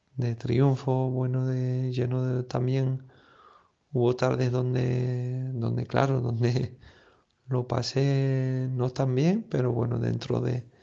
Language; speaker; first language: Spanish; non-native, fluent; French